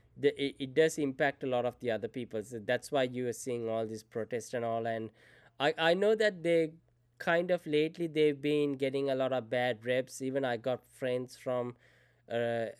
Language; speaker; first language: English; non-native, local second language; Sinhala